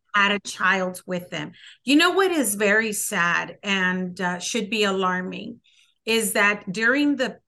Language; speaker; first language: English; early bilingual, other home language; Spanish